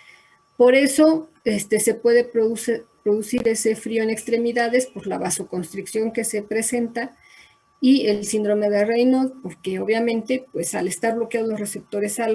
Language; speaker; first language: Spanish; native; Spanish